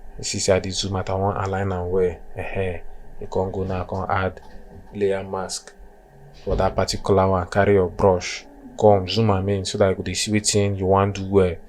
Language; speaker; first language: Nigerian Pidgin; non-native, local second language; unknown